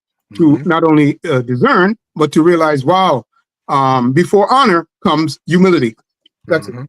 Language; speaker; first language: English; native; English